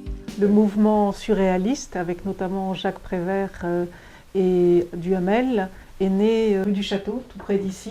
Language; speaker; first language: French; native; French